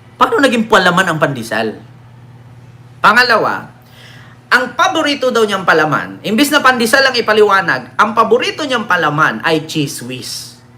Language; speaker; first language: Filipino; non-native, local second language; Cebuano